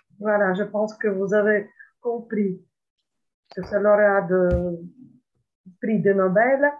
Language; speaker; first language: French; non-native, fluent; Ukrainian